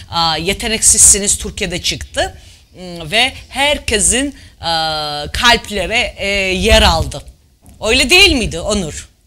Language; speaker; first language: Turkish; non-native, fluent; Georgian